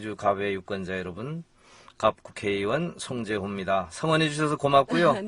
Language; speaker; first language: Korean; native; Korean